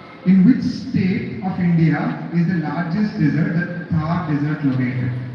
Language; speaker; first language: English; non-native, local second language; Telugu